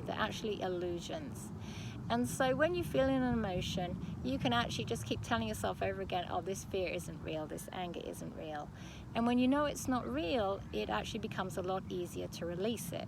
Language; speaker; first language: English; native; English